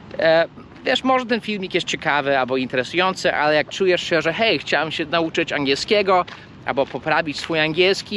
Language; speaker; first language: Polish; early bilingual, heritage; English